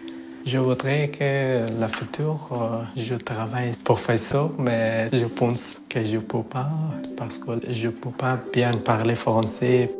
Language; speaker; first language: French; non-native, learner; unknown